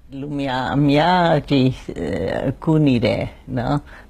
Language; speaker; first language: Burmese; non-native, learner; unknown